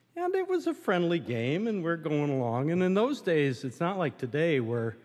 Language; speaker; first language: English; native; English